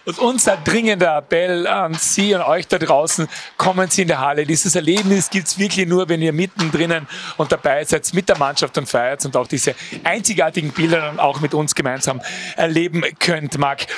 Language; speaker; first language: German; native; German